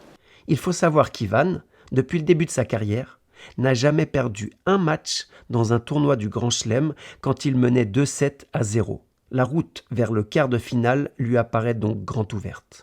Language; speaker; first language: French; native; French